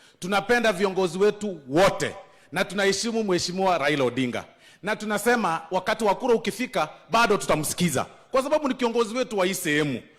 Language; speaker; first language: Swahili; non-native, local second language; Gusii